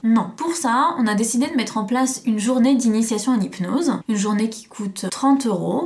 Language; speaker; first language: French; native; French